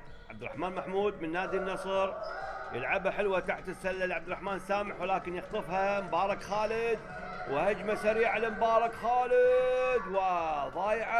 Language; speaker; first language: Arabic; native; Arabic